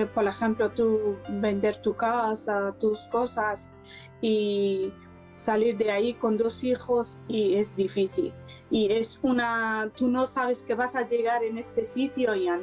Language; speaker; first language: Spanish; non-native, learner; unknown